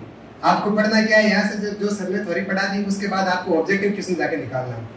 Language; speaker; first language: Hindi; non-native, local second language; Marwari